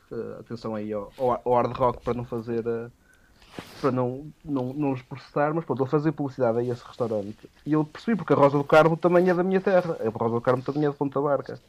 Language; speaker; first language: Portuguese; native; Portuguese